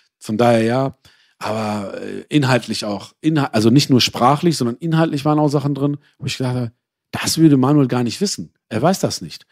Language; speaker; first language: German; early bilingual, other home language; Persian